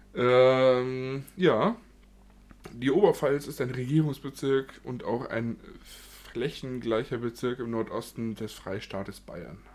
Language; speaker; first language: German; native; German